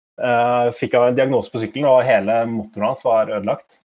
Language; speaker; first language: Norwegian; native; Norwegian